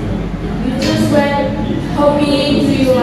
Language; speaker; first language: English; non-native, learner; Indonesian